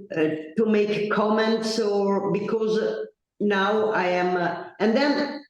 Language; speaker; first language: English; non-native, learner; Italian